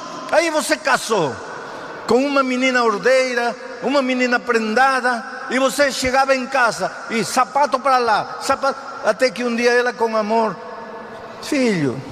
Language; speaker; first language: Portuguese; non-native, fluent; Spanish